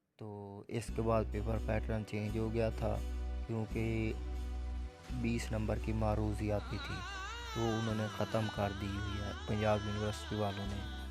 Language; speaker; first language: Urdu; non-native, local second language; Punjabi